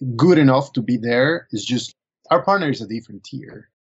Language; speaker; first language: English; non-native, fluent; Spanish